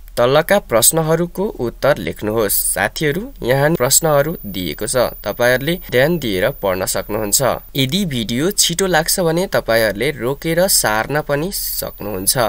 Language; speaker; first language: Nepali; native; Nepali